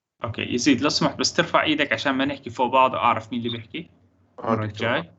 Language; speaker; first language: Arabic; native; Arabic